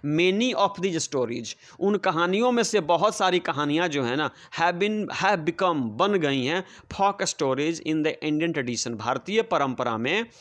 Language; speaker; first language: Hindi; non-native, local second language; Bhojpuri